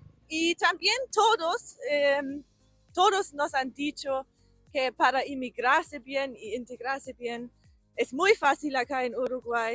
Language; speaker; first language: Spanish; non-native, learner; German